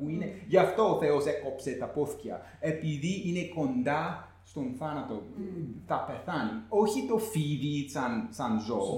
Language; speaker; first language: Greek; non-native, fluent; English